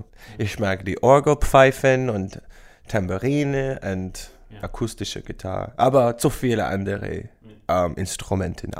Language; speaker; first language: German; non-native, learner; English